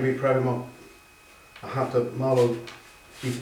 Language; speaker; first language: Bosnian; non-native, learner; English